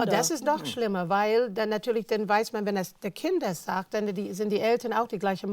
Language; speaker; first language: German; non-native, fluent; English